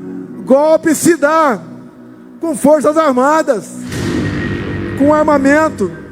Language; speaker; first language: Portuguese; native; Portuguese